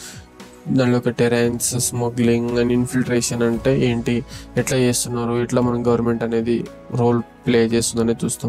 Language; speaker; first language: Telugu; native; Telugu